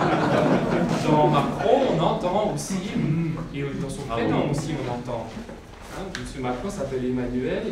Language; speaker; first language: French; native; French